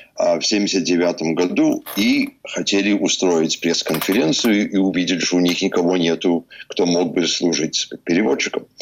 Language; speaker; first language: Russian; early bilingual, heritage; English